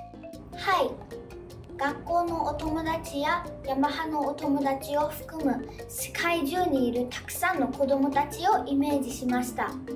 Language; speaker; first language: Japanese; early bilingual, other home language; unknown